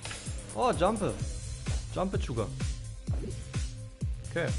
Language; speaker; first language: Korean; non-native, fluent; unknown